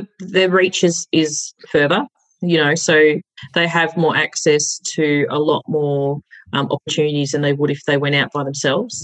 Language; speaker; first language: English; native; English